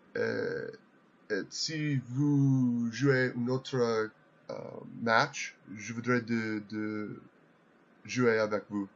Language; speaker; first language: French; non-native, learner; English